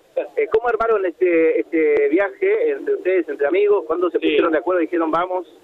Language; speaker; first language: Spanish; native; Spanish